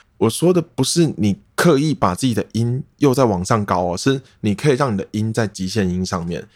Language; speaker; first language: Chinese; non-native, local second language; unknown